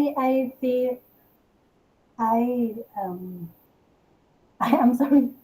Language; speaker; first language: English; non-native, learner; Spanish